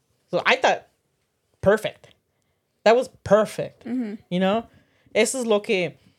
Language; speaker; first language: English; early bilingual, other home language; Spanish